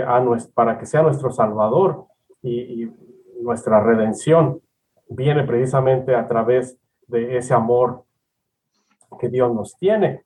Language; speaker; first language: Spanish; native; Spanish